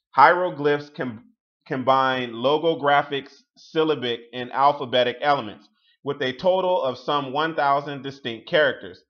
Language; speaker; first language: English; native; English